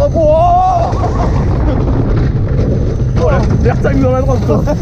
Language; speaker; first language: French; native; French